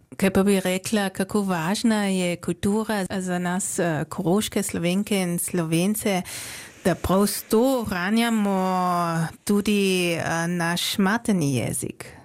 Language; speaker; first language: Slovenian; native; Slovenian